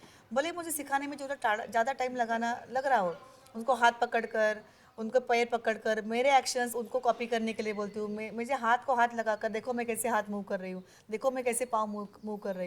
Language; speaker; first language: Hindi; non-native, local second language; Marathi